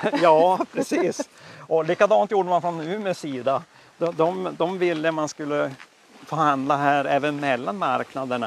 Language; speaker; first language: Swedish; native; Swedish